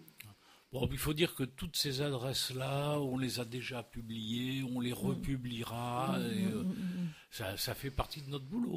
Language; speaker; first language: French; native; French